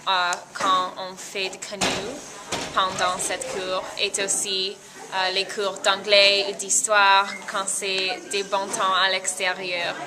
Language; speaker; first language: French; non-native, fluent; English